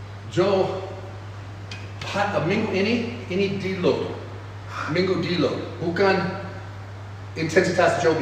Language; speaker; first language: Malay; non-native, learner; English